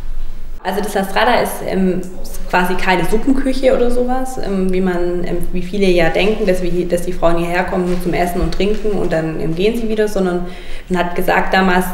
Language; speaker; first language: German; native; German